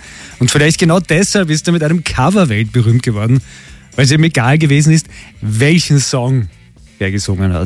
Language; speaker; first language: German; native; German